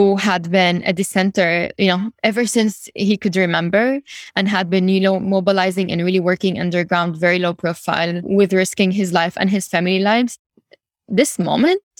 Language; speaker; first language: English; non-native, fluent; Arabic